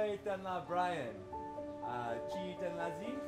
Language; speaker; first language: Vietnamese; non-native, learner; English